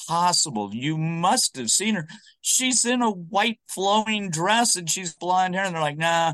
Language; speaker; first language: English; native; English